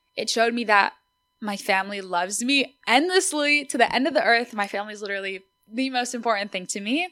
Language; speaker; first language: English; early bilingual, other home language; Spanish